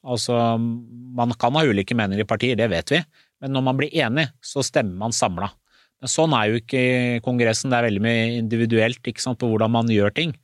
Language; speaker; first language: Norwegian; early bilingual, other home language; Persian